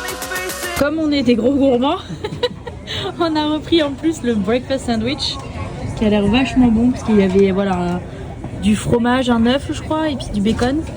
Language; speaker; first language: French; native; French